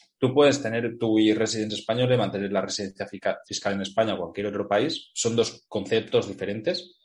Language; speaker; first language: Spanish; native; Spanish